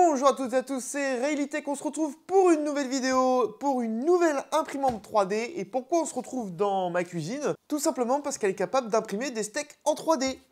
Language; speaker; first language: French; native; French